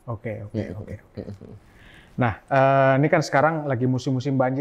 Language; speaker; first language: Indonesian; native; Indonesian